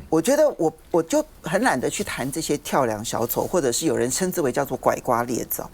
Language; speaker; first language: Chinese; native; Chinese